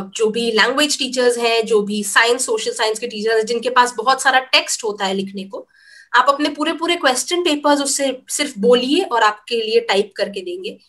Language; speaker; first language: Hindi; native; Hindi